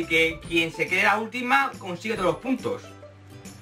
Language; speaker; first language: Spanish; native; Spanish